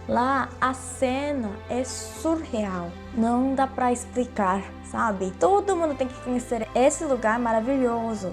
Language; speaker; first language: Portuguese; non-native, fluent; Korean